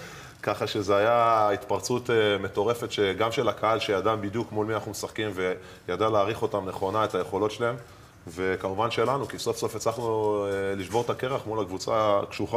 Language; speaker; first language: Hebrew; native; Hebrew